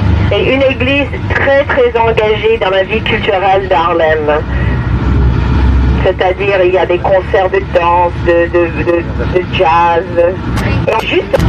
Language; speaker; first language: French; non-native, fluent; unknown